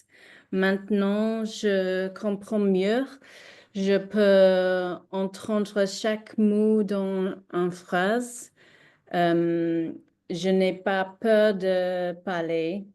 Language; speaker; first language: French; non-native, learner; English